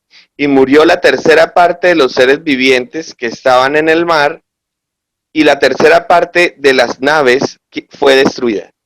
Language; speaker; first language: Spanish; native; Spanish